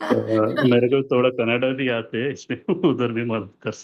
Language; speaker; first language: Hindi; non-native, local second language; Telugu